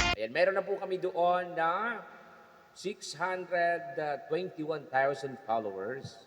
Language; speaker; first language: Filipino; non-native, local second language; Bikol